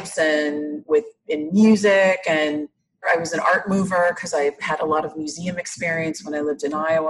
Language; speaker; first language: English; native; English